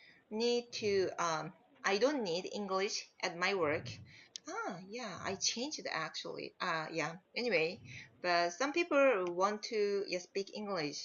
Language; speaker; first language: English; non-native, learner; Korean